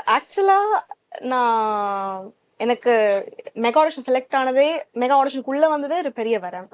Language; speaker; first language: Tamil; early bilingual, heritage; Tamil